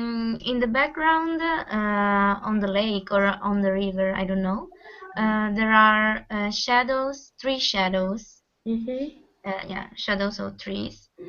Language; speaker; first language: English; non-native, fluent; Italian